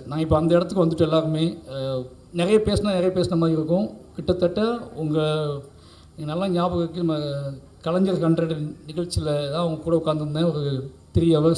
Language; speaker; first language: Tamil; native; Tamil